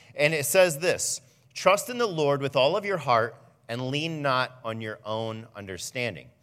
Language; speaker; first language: English; native; English